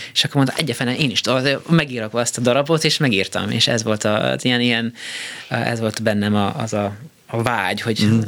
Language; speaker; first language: Hungarian; early bilingual, heritage; Hungarian